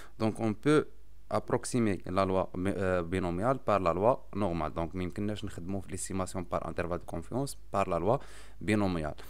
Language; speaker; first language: French; non-native, local second language; Arabic